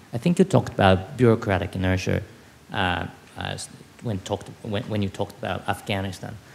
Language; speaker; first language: English; non-native, fluent; Khmer